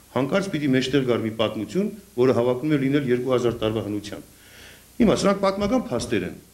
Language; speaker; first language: Armenian; native; Armenian